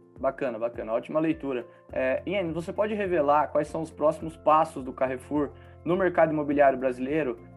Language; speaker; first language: Portuguese; native; Portuguese